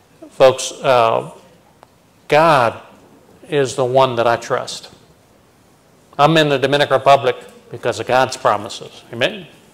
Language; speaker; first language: English; native; English